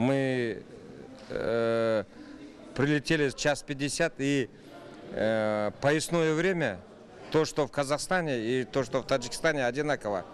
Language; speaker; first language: Russian; non-native, local second language; Kazakh